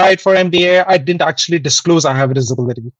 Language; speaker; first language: English; non-native, local second language; Hindi